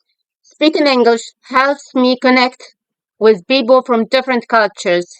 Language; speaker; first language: English; non-native, fluent; Arabic